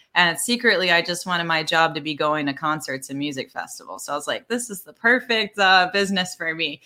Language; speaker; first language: English; early bilingual, other home language; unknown